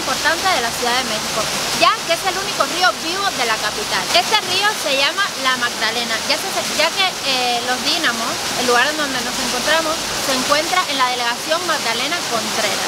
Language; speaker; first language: Spanish; native; Spanish